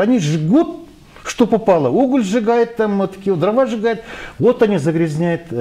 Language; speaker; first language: Russian; non-native, local second language; Kyrgyz